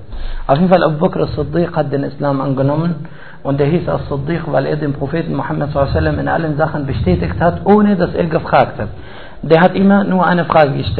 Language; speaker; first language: German; non-native, fluent; Arabic